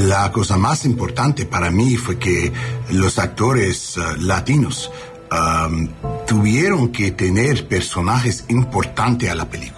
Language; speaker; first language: Spanish; non-native, learner; English